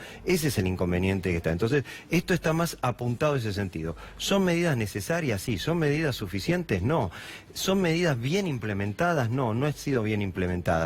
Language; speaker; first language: Spanish; native; Spanish